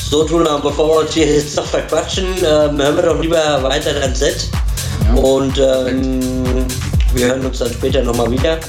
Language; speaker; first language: German; native; German